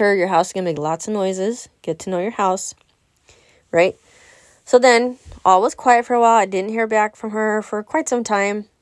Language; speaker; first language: English; native; English